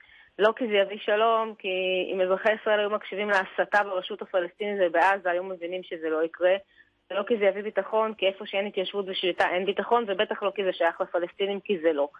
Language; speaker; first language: Hebrew; native; Hebrew